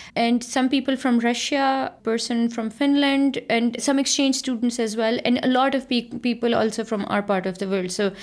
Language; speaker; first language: English; non-native, local second language; Punjabi